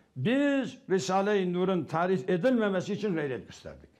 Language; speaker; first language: Turkish; non-native, local second language; Kurdish